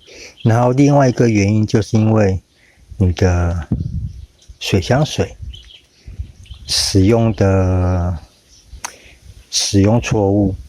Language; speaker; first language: Chinese; native; Chinese